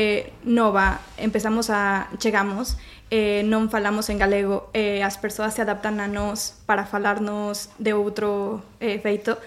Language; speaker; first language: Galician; non-native, learner; Spanish